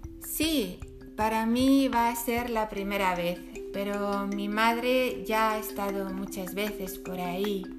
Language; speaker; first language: Spanish; non-native, learner; English